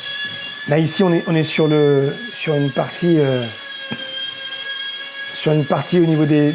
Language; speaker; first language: French; native; French